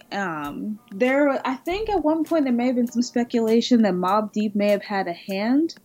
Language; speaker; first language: English; native; English